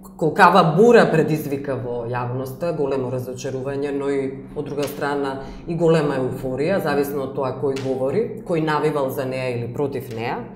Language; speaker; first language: Macedonian; native; Macedonian